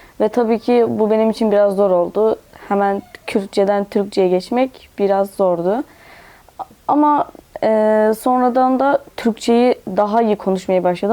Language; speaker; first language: Turkish; non-native, local second language; Kurdish